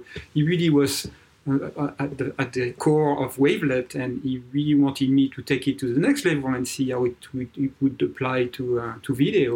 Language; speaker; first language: English; non-native, fluent; French